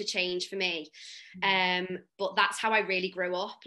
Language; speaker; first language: English; native; English